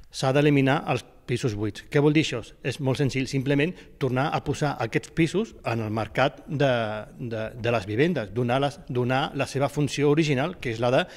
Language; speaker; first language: Catalan; native; Catalan